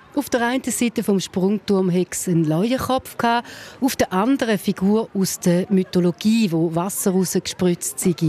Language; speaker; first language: German; native; German